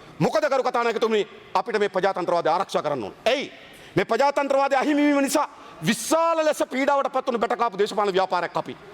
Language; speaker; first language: Sinhala; native; Sinhala